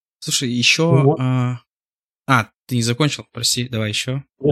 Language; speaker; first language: Russian; native; Russian